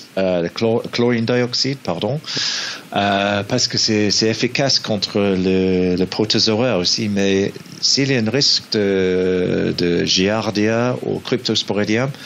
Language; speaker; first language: French; non-native, learner; English